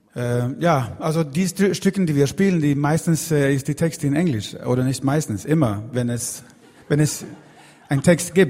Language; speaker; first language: German; non-native, fluent; Swedish